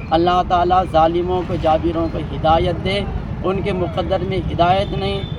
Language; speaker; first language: Urdu; native; Urdu